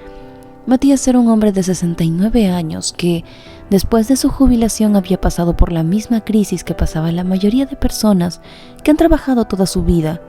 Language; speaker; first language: Spanish; native; Spanish